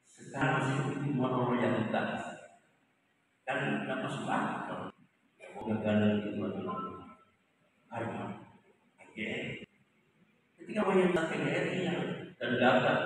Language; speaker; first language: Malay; non-native, local second language; Javanese